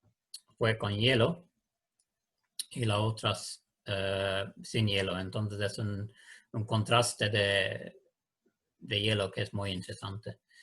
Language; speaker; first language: Spanish; non-native, learner; Swedish